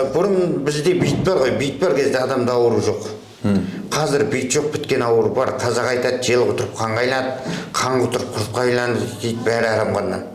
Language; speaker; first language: Kazakh; early bilingual, heritage; Kazakh